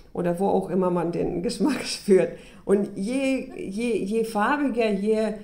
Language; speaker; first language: German; early bilingual, other home language; Russian